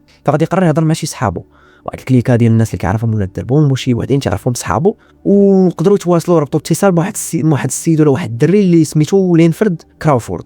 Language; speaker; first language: Arabic; native; Arabic